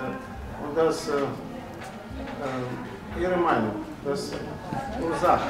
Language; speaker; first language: German; non-native, learner; Russian